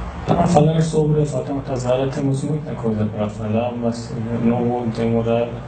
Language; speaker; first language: Portuguese; non-native, learner; Persian